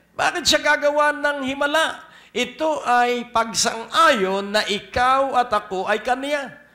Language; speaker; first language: Filipino; native; Filipino